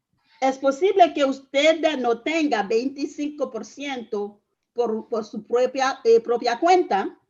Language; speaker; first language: Spanish; non-native, fluent; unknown